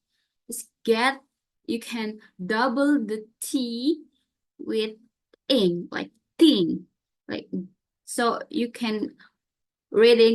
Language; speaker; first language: English; non-native, learner; Indonesian